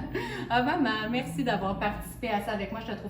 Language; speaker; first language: French; native; French